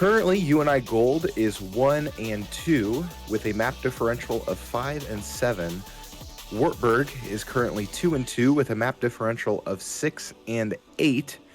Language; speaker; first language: English; native; English